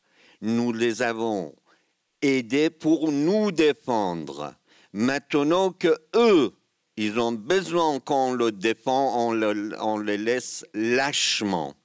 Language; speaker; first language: French; non-native, fluent; Kurdish